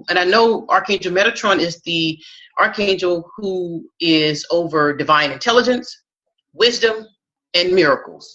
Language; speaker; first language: English; native; English